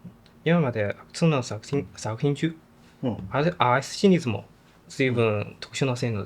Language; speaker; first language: Japanese; non-native, learner; Chinese